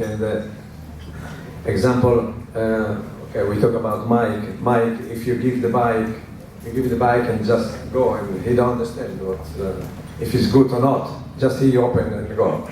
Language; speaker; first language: English; non-native, learner; Italian